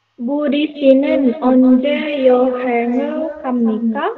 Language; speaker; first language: Korean; non-native, learner; Indonesian